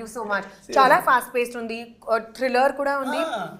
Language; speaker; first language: Telugu; non-native, learner; Hindi